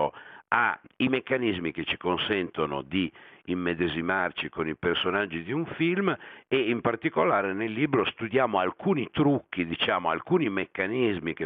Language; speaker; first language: Italian; native; Italian